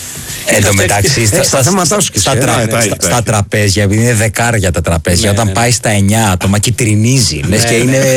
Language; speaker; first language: Greek; native; Greek